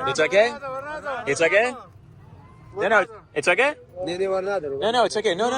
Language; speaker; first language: English; non-native, learner; Lithuanian